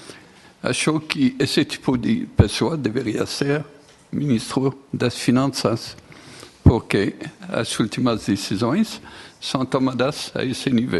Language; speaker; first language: Portuguese; non-native, fluent; French